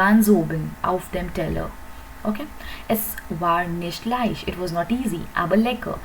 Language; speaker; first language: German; non-native, learner; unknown